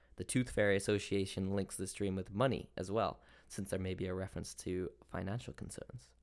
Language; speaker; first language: English; native; English